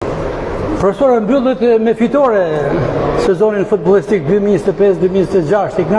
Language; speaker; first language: Albanian; native; Albanian